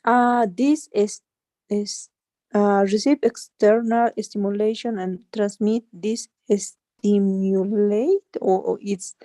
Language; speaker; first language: English; non-native, learner; Spanish